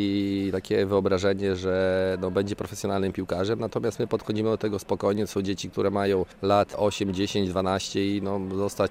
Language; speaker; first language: Polish; native; Polish